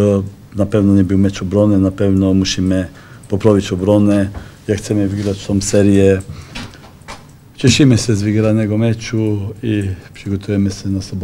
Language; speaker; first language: Polish; non-native, fluent; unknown